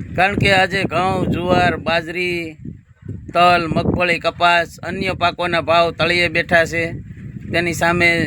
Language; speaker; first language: Gujarati; native; Gujarati